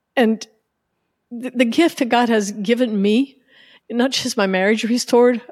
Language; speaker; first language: English; native; English